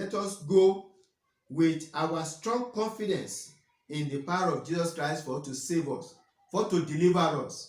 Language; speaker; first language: English; non-native, local second language; Yoruba